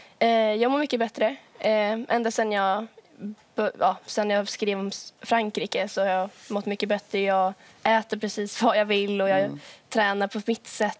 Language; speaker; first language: Swedish; native; Swedish